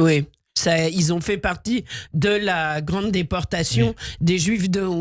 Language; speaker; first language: French; native; French